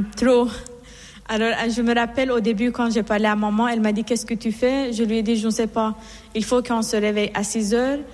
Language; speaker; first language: French; non-native, fluent; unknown